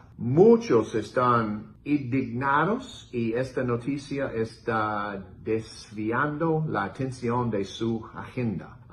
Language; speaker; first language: Spanish; non-native, learner; English